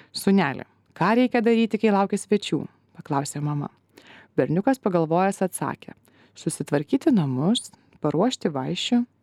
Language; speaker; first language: Lithuanian; native; Lithuanian